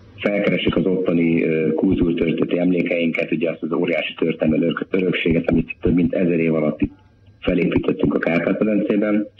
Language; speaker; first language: Hungarian; native; Hungarian